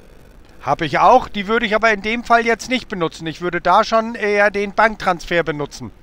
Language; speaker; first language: German; native; German